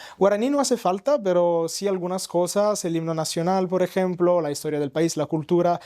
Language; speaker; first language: Spanish; non-native, fluent; Italian